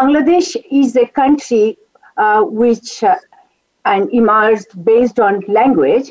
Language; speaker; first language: English; non-native, local second language; Bangla